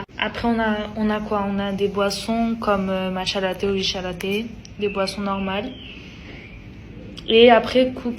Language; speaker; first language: French; early bilingual, other home language; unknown